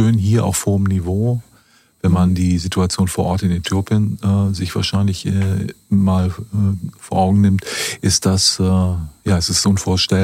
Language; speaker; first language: German; native; German